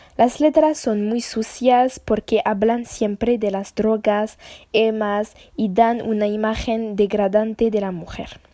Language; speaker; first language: Spanish; non-native, learner; French